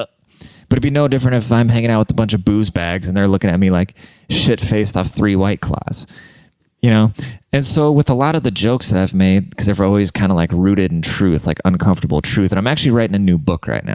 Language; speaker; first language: English; native; English